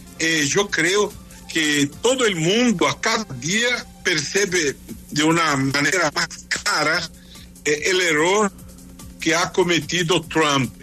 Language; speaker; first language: Spanish; non-native, fluent; Portuguese